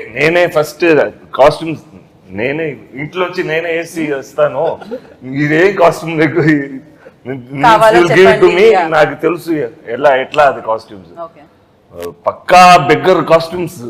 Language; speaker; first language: Telugu; non-native, learner; Tamil